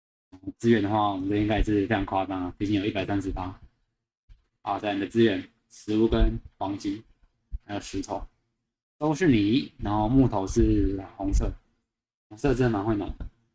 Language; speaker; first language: Chinese; native; Chinese